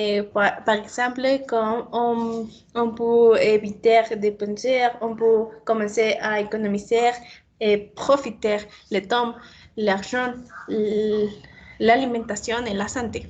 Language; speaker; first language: French; non-native, learner; Spanish